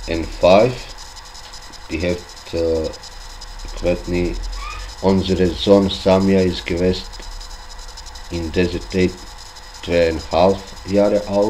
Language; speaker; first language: Dutch; non-native, local second language; Albanian